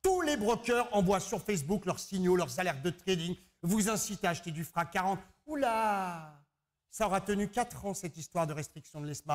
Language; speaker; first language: French; native; French